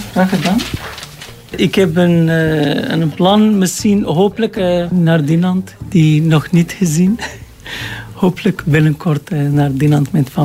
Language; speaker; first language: Dutch; non-native, local second language; Arabic